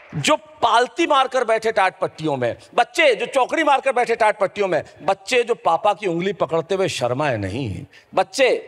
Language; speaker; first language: Hindi; native; Hindi